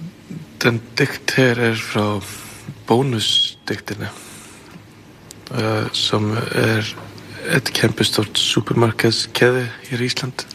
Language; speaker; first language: Danish; non-native, fluent; Icelandic